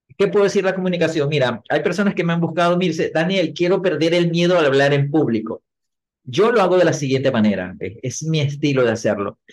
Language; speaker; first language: Spanish; native; Spanish